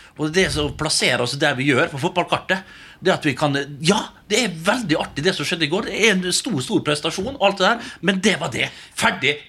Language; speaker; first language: Norwegian; native; Norwegian